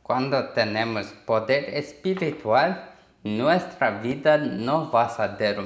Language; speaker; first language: Spanish; non-native, learner; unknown